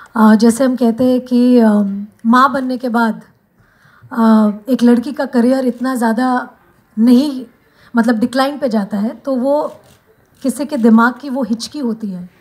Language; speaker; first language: Hindi; non-native, local second language; Bangla